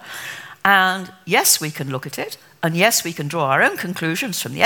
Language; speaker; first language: English; native; English